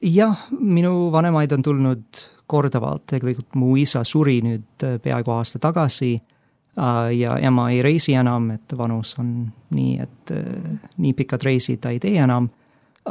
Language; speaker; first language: Estonian; non-native, fluent; English